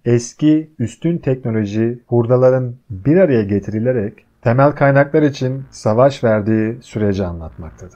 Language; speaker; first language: Turkish; native; Turkish